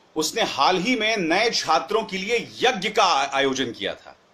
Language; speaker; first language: Hindi; native; Hindi